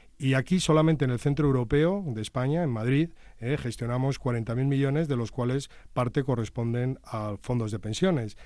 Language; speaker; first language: Spanish; native; Spanish